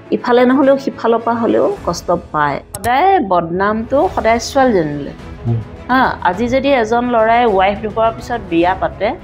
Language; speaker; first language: Assamese; native; Assamese